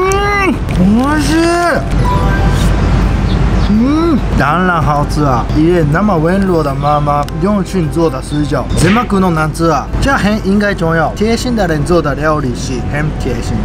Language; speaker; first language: Chinese; non-native, fluent; Japanese